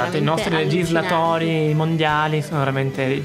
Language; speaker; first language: Italian; native; Italian